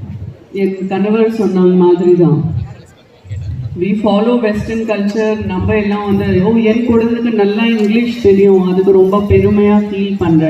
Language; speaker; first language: Tamil; non-native, local second language; Gujarati